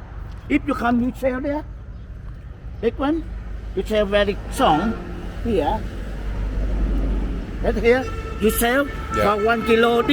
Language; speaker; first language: English; non-native, learner; Vietnamese